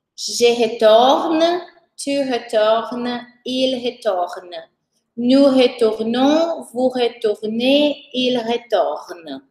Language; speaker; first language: French; non-native, fluent; Portuguese